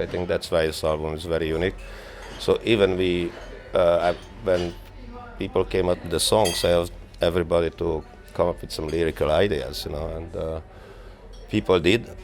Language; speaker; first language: English; non-native, fluent; Hungarian